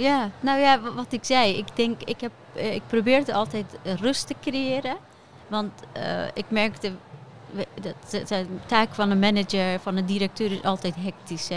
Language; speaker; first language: Dutch; non-native, fluent; Persian